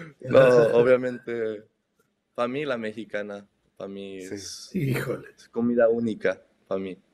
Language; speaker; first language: Spanish; early bilingual, heritage; Spanish